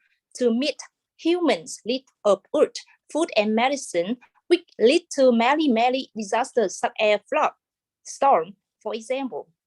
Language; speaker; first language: English; non-native, fluent; Vietnamese